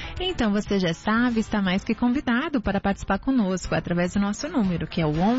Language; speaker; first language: Portuguese; native; Portuguese